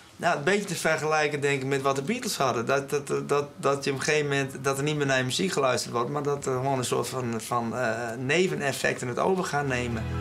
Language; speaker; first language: Dutch; non-native, local second language; Western Frisian